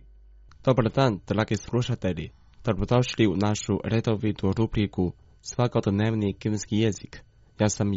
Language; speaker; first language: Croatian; non-native, fluent; Chinese